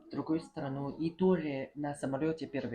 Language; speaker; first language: Russian; non-native, learner; Chinese